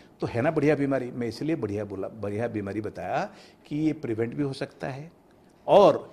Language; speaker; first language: Hindi; non-native, local second language; Odia